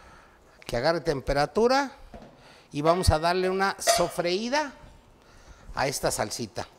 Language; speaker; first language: Spanish; native; Spanish